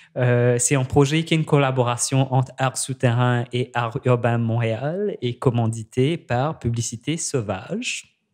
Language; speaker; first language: French; native; French